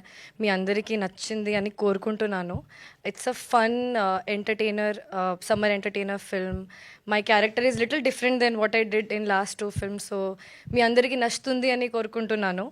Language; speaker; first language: Telugu; non-native, learner; Hindi